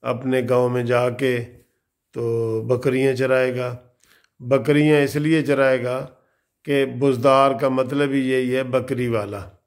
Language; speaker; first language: Urdu; native; Urdu